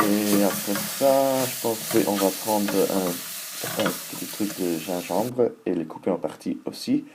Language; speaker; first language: French; non-native, learner; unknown